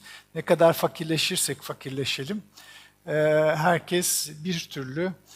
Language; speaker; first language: Turkish; native; Turkish